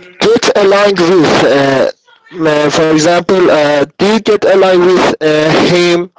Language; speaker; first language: English; non-native, learner; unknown